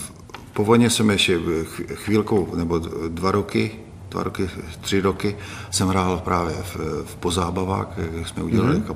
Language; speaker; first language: Czech; non-native, fluent; Hungarian